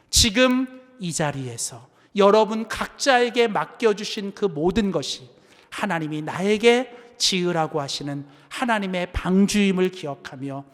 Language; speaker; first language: Korean; native; Korean